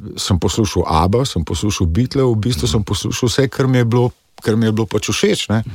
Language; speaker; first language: Slovenian; early bilingual, other home language; English